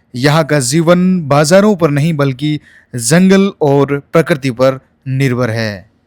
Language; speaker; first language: Hindi; native; Hindi